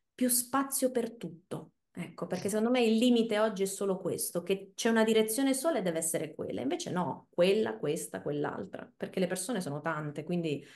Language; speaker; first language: Italian; native; Italian